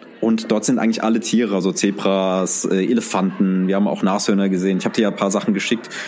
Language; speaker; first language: German; early bilingual, other home language; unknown